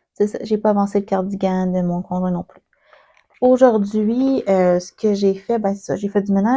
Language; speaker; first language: French; native; French